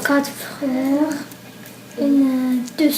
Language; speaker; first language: French; early bilingual, other home language; Albanian